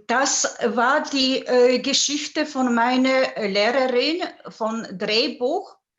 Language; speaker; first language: German; non-native, fluent; Polish